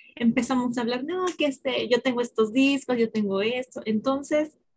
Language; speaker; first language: Spanish; native; Spanish